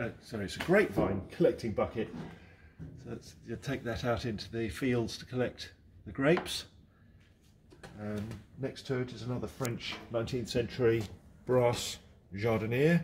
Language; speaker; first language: English; native; English